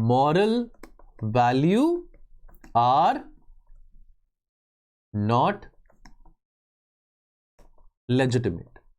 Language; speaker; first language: English; non-native, local second language; Hindi